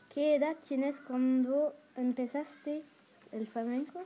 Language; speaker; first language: Spanish; non-native, learner; French